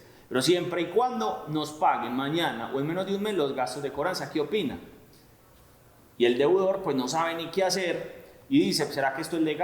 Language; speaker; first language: Spanish; native; Spanish